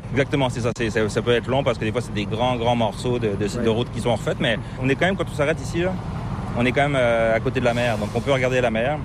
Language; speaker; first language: French; native; French